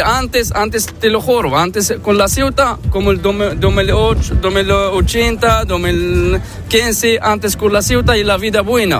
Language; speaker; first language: Spanish; non-native, learner; Arabic